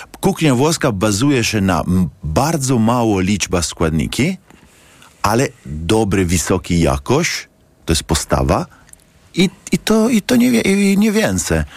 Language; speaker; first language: Polish; non-native, learner; Italian